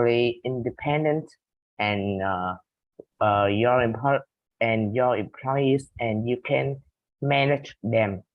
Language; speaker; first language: English; non-native, learner; Vietnamese